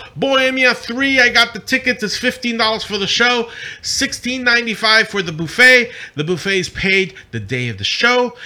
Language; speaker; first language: English; non-native, local second language; Spanish